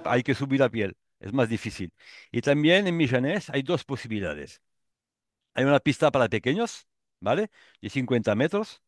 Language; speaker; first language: Spanish; non-native, learner; French